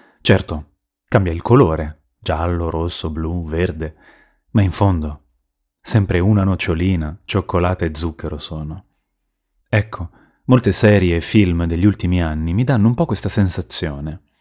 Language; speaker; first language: Italian; native; Italian